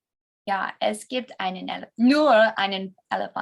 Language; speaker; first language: German; non-native, learner; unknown